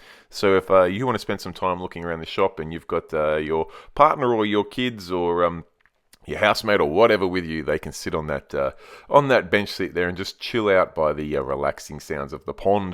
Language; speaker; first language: English; native; English